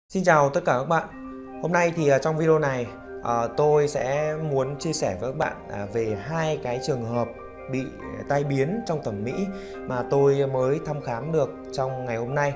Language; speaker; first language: Vietnamese; native; Vietnamese